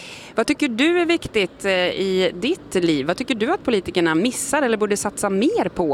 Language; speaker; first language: Swedish; native; Swedish